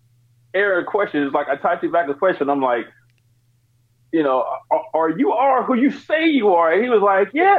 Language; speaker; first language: English; native; English